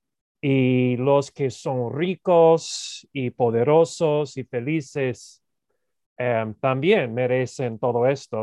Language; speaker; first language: Spanish; non-native, fluent; English